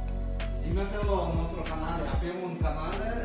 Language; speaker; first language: Italian; non-native, learner; Bangla